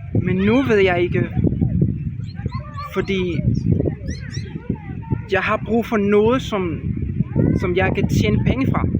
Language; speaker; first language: Danish; non-native, learner; Spanish